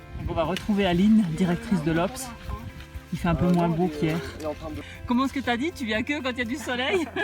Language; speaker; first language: French; native; French